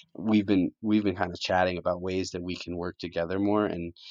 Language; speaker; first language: English; early bilingual, other home language; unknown